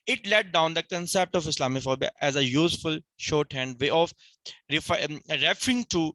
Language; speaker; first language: English; non-native, local second language; Urdu